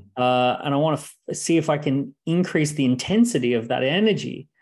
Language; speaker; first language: English; native; English